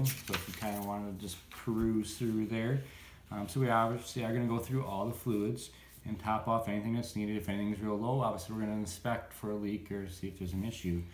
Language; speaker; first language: English; native; English